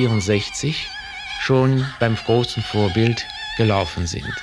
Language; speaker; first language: German; native; German